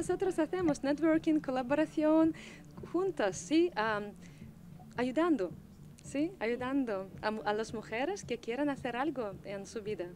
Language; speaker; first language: Spanish; non-native, learner; Russian